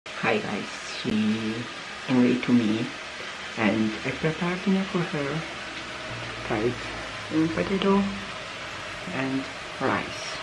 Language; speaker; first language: English; non-native, learner; Turkish